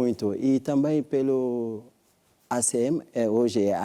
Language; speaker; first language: Portuguese; non-native, learner; French